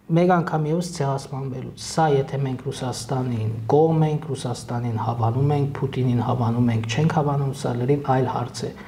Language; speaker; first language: Armenian; early bilingual, heritage; Armenian